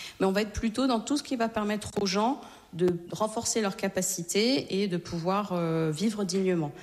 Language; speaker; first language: French; native; French